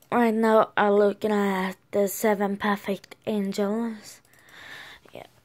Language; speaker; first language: English; non-native, learner; Swedish